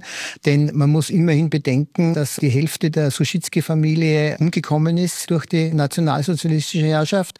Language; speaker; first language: German; native; German